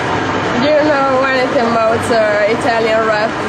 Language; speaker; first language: English; non-native, learner; Italian